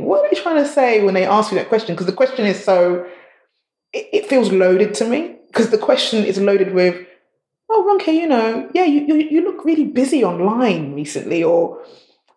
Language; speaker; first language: English; native; English